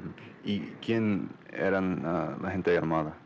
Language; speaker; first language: Spanish; non-native, fluent; English